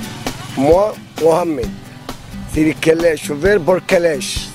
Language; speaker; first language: French; non-native, learner; Arabic